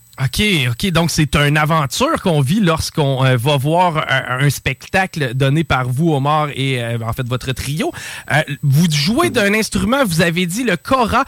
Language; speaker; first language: French; native; French